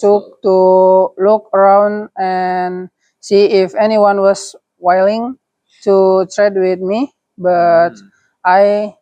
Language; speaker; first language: English; non-native, learner; Indonesian